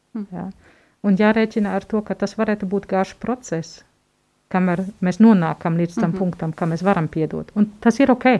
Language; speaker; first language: Latvian; non-native, fluent; German